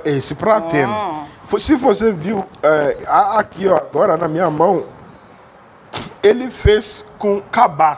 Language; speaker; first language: Portuguese; non-native, learner; Yoruba